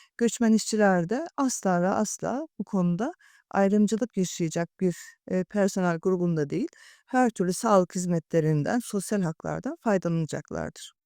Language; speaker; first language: Turkish; native; Turkish